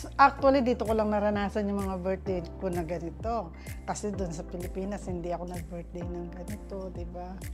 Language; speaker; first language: Filipino; native; Filipino